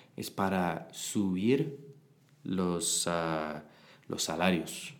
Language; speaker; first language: Spanish; non-native, learner; English